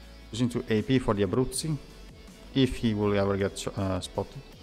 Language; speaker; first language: English; non-native, fluent; Italian